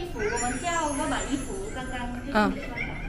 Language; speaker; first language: Chinese; non-native, learner; Thai